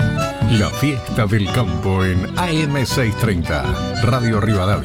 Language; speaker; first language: Spanish; native; Spanish